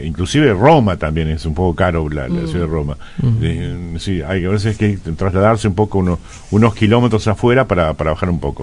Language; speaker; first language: Spanish; native; Spanish